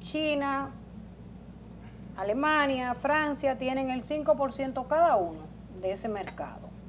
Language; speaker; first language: Spanish; native; Spanish